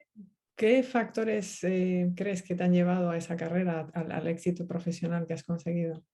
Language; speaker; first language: Spanish; native; Spanish